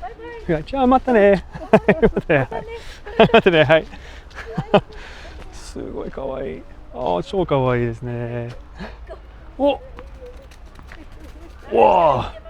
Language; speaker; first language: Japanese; non-native, learner; English